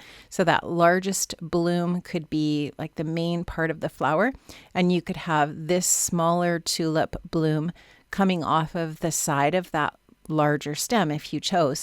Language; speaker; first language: English; native; English